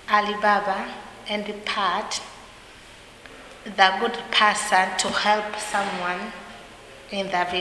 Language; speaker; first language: English; non-native, learner; Swahili